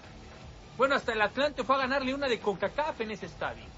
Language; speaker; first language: Spanish; native; Spanish